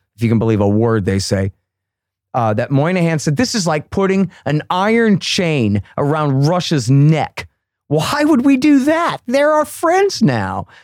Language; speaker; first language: English; native; English